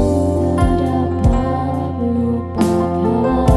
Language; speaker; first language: Indonesian; native; Indonesian